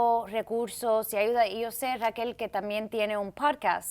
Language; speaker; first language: Spanish; early bilingual, heritage; Spanish